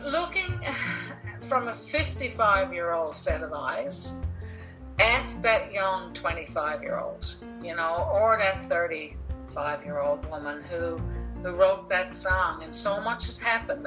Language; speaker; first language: English; native; English